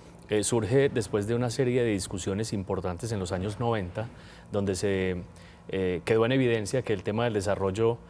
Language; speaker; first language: Spanish; native; Spanish